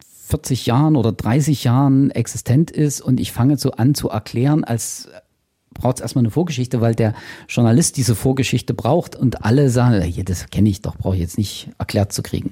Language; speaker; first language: German; native; German